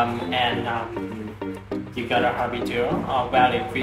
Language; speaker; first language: English; non-native, learner; Vietnamese